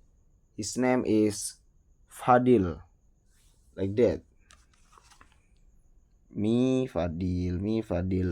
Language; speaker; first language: English; non-native, learner; Indonesian